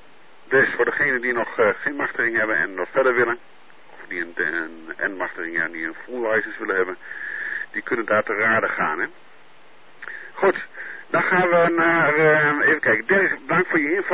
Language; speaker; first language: Dutch; native; Dutch